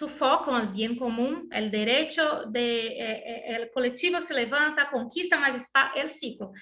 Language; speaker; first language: Spanish; non-native, learner; Portuguese